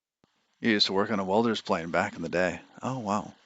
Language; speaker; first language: English; native; English